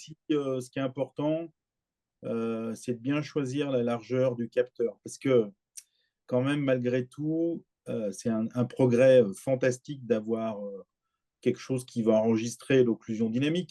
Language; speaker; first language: French; native; French